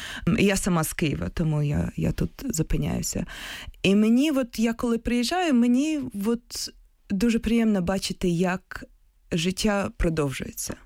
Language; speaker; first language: Ukrainian; non-native, local second language; Russian